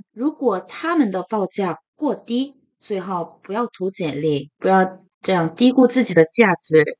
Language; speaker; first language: Chinese; non-native, fluent; Korean